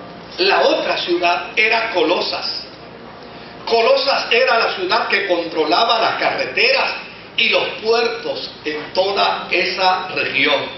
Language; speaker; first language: Spanish; native; Spanish